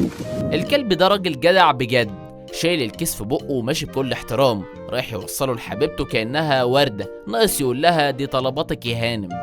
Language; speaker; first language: Arabic; native; Arabic